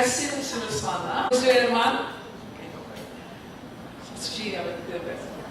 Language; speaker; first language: French; non-native, fluent; Indonesian